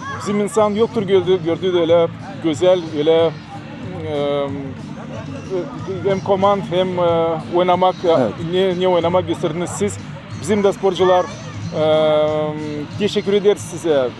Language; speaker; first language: Turkish; non-native, learner; Gagauz